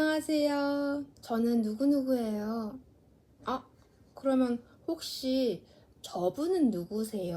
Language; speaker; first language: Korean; non-native, fluent; Mongolian